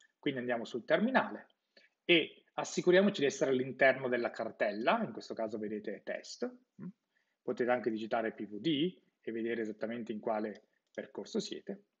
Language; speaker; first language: Italian; native; Italian